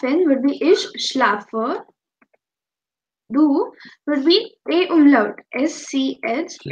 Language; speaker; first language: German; non-native, fluent; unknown